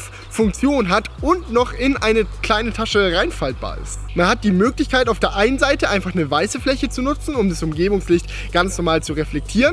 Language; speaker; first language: German; native; German